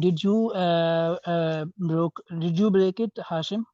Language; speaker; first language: English; non-native, learner; Urdu